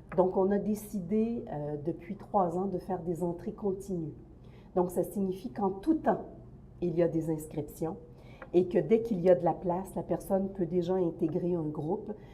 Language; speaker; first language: French; native; French